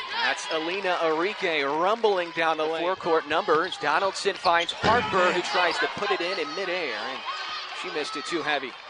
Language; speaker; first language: English; native; English